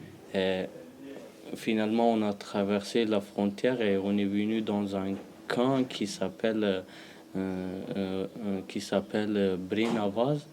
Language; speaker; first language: French; non-native, learner; Pashto